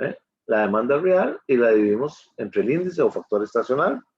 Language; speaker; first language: Spanish; native; Spanish